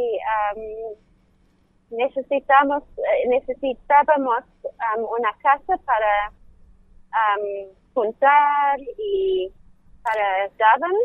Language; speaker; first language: Spanish; non-native, learner; English